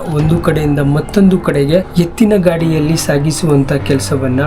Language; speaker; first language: Kannada; non-native, local second language; Lambadi